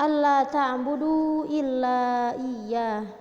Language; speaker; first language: Arabic; non-native, fluent; Indonesian